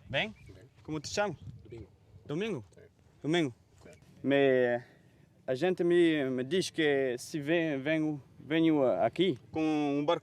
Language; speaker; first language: Portuguese; non-native, learner; French